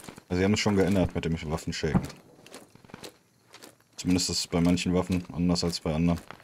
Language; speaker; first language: German; native; German